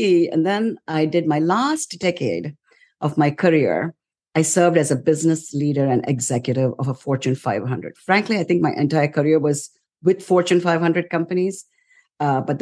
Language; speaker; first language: English; non-native, local second language; Tamil